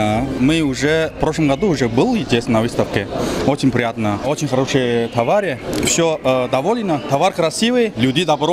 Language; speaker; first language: Russian; non-native, learner; Chinese